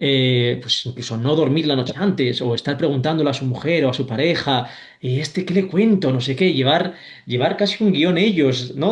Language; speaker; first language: Spanish; native; Spanish